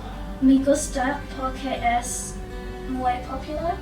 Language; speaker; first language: Spanish; non-native, learner; English